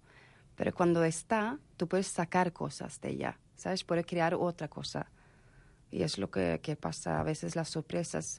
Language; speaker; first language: Spanish; non-native, fluent; Swedish